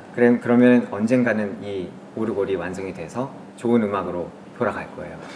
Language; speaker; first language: Korean; native; Korean